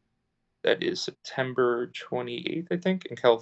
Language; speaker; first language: English; native; English